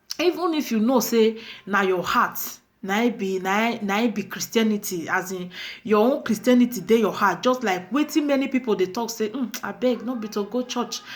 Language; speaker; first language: Nigerian Pidgin; native; Nigerian Pidgin